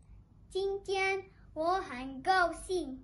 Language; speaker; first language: Chinese; non-native, learner; Arabic